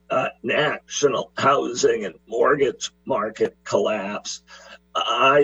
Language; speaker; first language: English; native; English